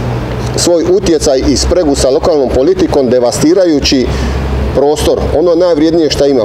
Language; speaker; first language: Serbian; native; Serbian